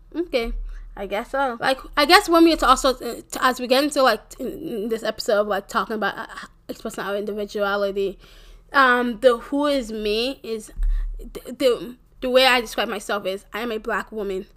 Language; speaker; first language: English; early bilingual, other home language; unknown